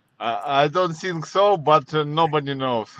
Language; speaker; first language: English; non-native, learner; Russian